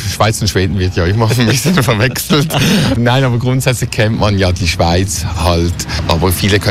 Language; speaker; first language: German; native; German